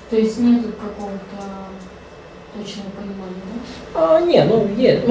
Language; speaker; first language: Russian; native; Russian